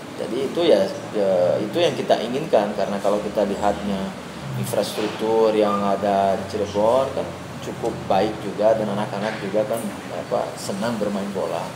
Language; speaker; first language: Indonesian; non-native, fluent; Portuguese